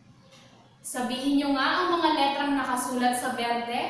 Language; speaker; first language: Filipino; native; Filipino